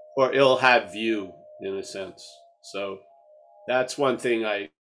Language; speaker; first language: English; native; English